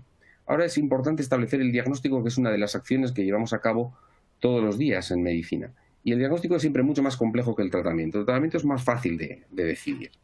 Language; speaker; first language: Spanish; native; Spanish